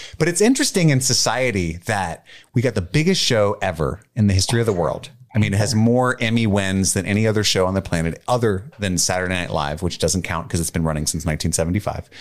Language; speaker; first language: English; native; English